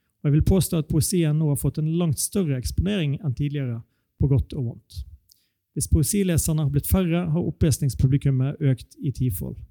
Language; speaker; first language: Norwegian; native; Norwegian